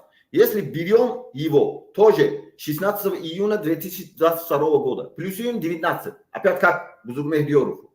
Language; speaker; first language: Russian; non-native, local second language; Tajik